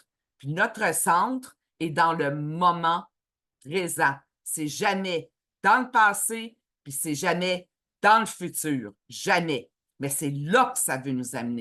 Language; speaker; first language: French; native; French